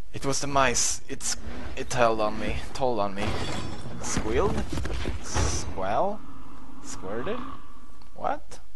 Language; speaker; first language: English; non-native, fluent; Swedish